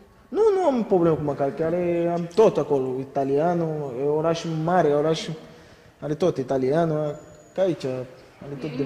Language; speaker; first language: Romanian; non-native, learner; Portuguese